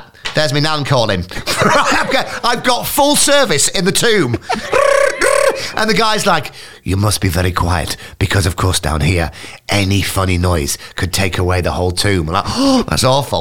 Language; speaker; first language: English; native; English